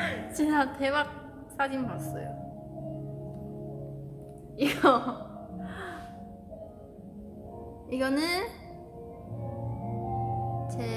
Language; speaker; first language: Korean; non-native, learner; Chinese